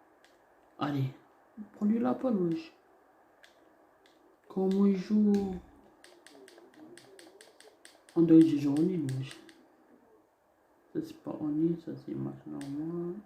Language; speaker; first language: French; non-native, learner; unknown